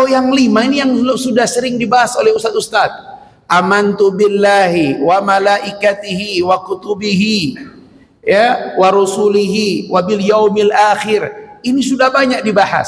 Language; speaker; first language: Indonesian; native; Indonesian